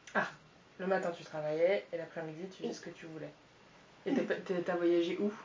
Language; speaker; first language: French; native; French